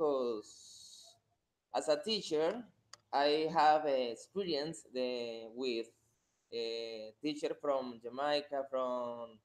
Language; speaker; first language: English; non-native, fluent; Spanish